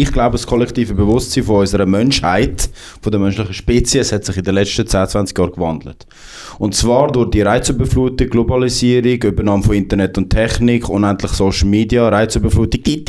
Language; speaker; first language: German; native; German